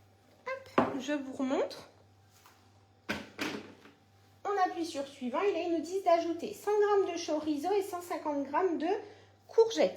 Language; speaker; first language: French; native; French